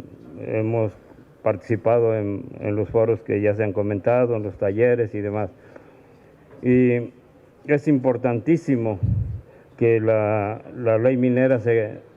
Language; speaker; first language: Spanish; native; Spanish